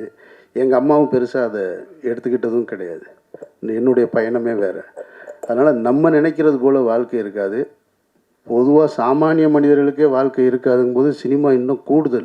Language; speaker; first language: Tamil; native; Tamil